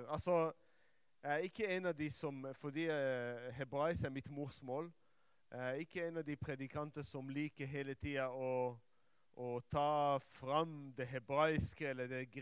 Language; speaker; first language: Norwegian; non-native, fluent; Hebrew